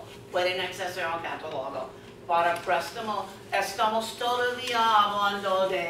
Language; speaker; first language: Spanish; non-native, fluent; English